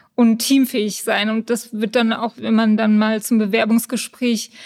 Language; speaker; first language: German; native; German